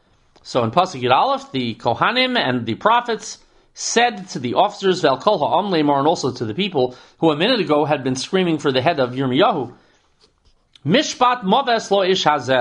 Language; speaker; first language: English; native; English